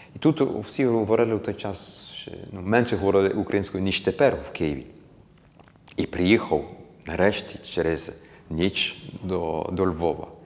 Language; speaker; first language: Ukrainian; early bilingual, heritage; Ukrainian